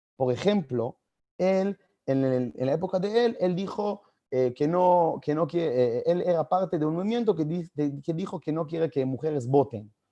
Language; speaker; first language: Spanish; non-native, fluent; Hebrew